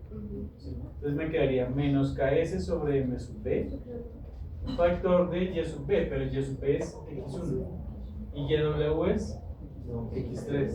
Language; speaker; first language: Spanish; native; Spanish